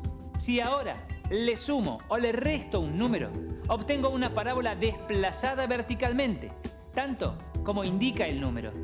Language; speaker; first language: Spanish; native; Spanish